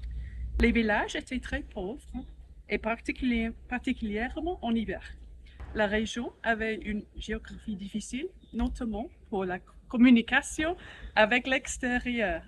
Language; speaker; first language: French; non-native, learner; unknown